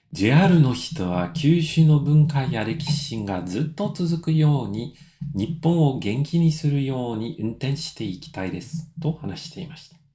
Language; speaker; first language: Japanese; non-native, fluent; French